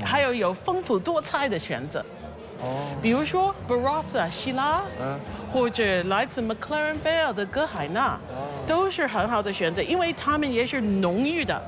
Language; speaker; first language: Chinese; non-native, fluent; English